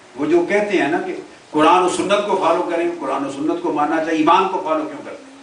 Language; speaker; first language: Urdu; non-native, local second language; Punjabi